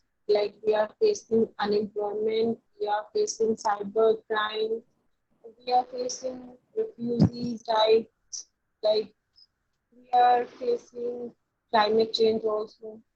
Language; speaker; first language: English; non-native, learner; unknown